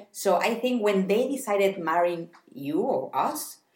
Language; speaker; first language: English; non-native, fluent; Spanish